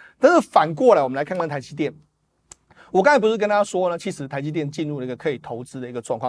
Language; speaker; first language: Chinese; native; Chinese